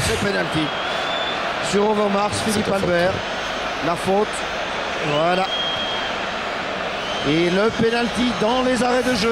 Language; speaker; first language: French; native; French